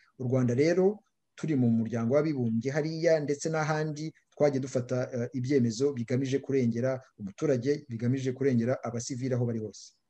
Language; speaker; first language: Kinyarwanda; native; Kinyarwanda